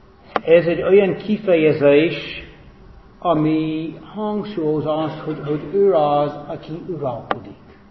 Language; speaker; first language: Hungarian; non-native, fluent; English